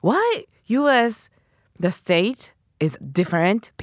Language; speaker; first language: English; non-native, learner; Japanese